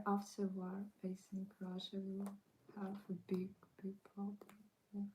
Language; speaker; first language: English; non-native, learner; Ukrainian